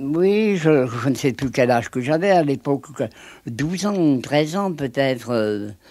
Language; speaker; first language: French; native; French